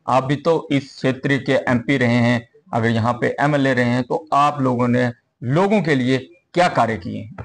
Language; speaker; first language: Hindi; native; Hindi